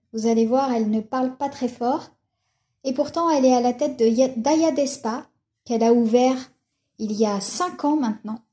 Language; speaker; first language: French; native; French